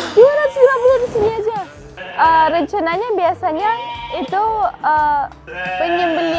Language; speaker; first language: Indonesian; non-native, fluent; German